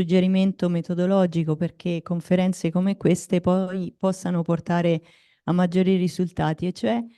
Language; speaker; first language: Italian; native; Italian